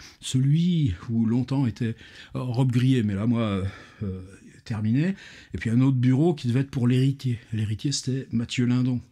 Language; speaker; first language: French; native; French